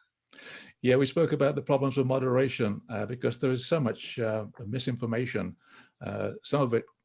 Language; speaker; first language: English; native; English